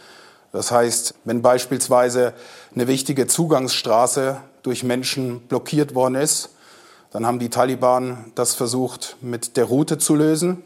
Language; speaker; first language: German; native; German